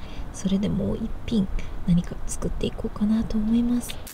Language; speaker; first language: Japanese; native; Japanese